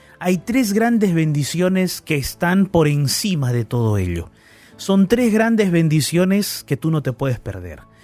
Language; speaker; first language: Spanish; native; Spanish